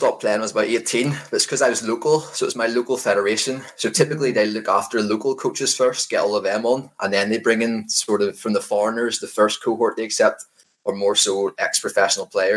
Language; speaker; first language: English; native; English